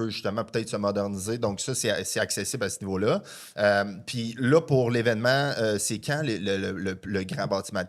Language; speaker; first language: French; native; French